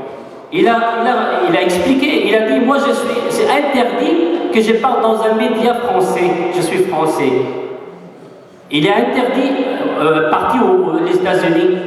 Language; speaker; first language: French; non-native, fluent; Arabic